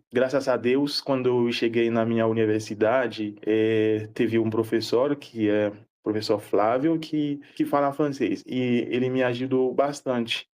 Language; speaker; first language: Portuguese; non-native, fluent; Haitian Creole